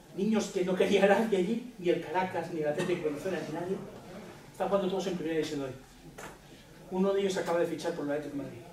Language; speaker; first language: Spanish; native; Spanish